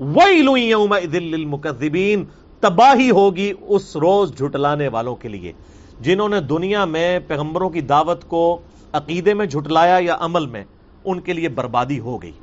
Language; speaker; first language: Urdu; non-native, local second language; Punjabi